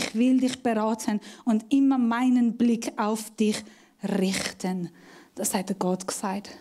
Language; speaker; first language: German; non-native, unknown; Persian